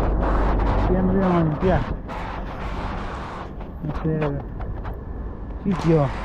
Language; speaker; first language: Spanish; native; Spanish